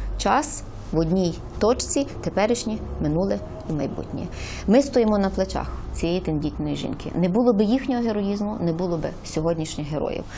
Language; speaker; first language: Ukrainian; native; Ukrainian